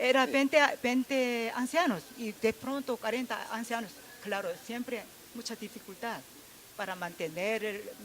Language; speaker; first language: Spanish; non-native, fluent; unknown